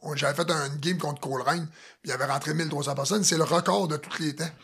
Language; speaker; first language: French; native; French